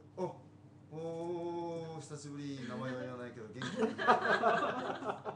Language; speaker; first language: Japanese; native; Japanese